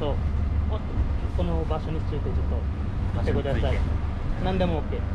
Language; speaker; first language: Japanese; non-native, learner; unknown